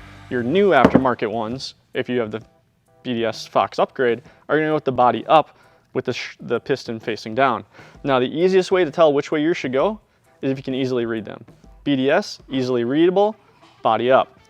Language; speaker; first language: English; native; English